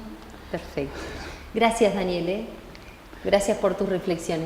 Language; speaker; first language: Spanish; native; Spanish